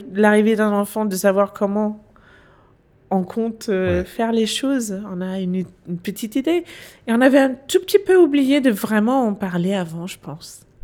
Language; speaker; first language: French; non-native, fluent; Danish